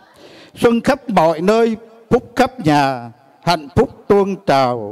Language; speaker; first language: Vietnamese; native; Vietnamese